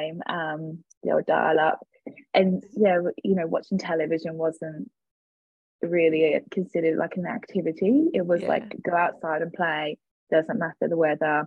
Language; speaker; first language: English; native; English